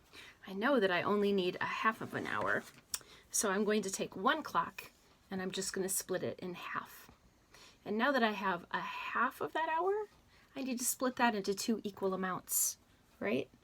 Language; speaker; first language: English; native; English